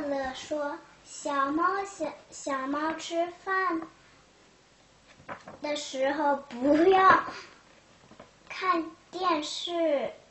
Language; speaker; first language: Chinese; early bilingual, heritage; Chinese